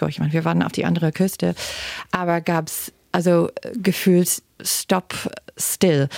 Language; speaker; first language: German; non-native, fluent; English